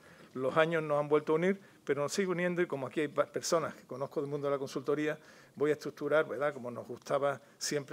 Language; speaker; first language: Spanish; native; Spanish